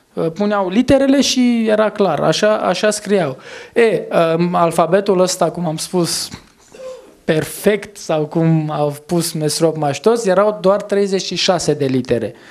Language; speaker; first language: Romanian; non-native, fluent; Armenian